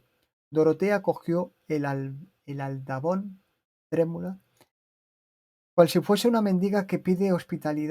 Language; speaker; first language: Spanish; native; Spanish